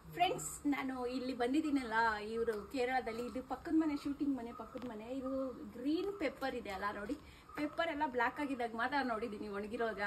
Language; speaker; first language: Kannada; native; Kannada